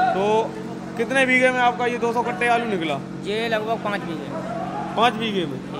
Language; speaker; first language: Hindi; native; Hindi